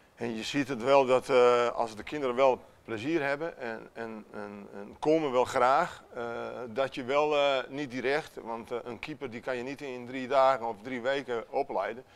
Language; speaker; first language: Dutch; non-native, fluent; Italian